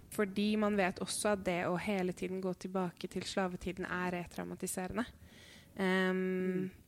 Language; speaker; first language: Norwegian; native; Norwegian